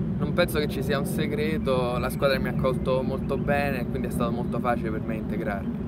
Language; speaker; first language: Italian; native; Italian